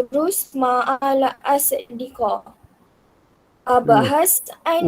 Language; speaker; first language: Arabic; non-native, learner; Malay